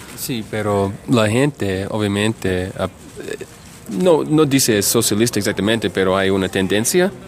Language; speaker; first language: Spanish; non-native, learner; English